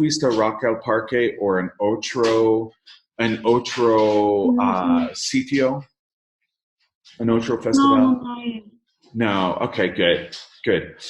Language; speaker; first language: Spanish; non-native, learner; English